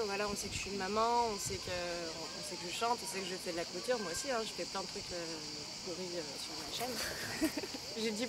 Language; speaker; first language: French; native; French